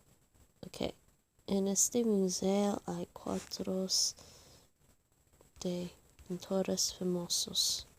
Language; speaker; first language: Spanish; non-native, learner; English